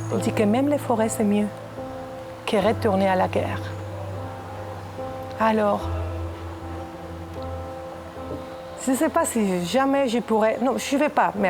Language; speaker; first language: French; non-native, fluent; Spanish